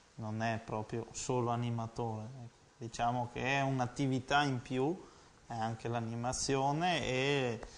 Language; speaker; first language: Italian; native; Italian